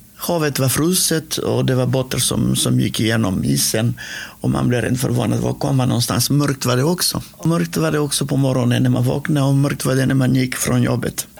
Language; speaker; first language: Swedish; non-native, fluent; Macedonian